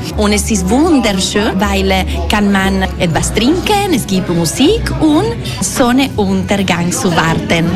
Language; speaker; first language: German; non-native, local second language; Italian